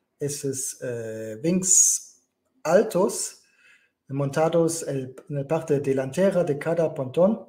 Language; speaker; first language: Spanish; non-native, fluent; German